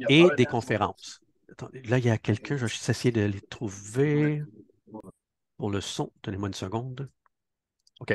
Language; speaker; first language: French; native; French